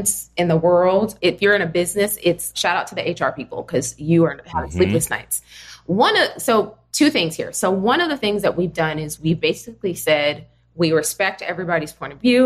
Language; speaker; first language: English; native; English